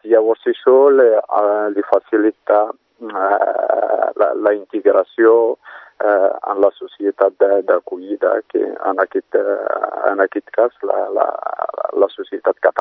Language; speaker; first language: Catalan; non-native, fluent; Berber languages